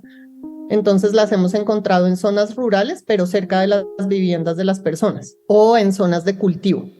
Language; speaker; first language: Spanish; native; Spanish